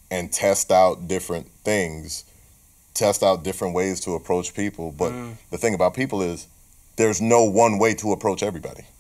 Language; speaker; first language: English; native; English